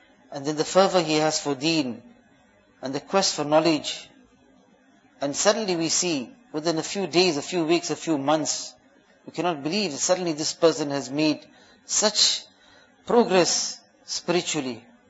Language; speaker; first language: English; early bilingual, other home language; Urdu